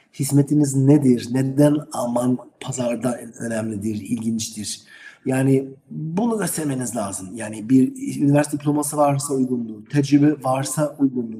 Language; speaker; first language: Turkish; non-native, learner; German